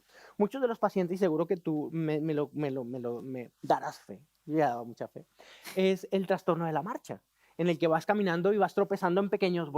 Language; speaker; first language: Spanish; native; Spanish